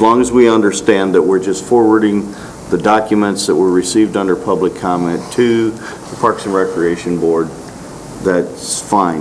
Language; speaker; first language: English; native; English